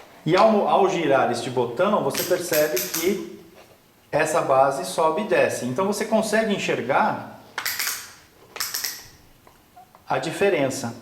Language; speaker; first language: Portuguese; native; Portuguese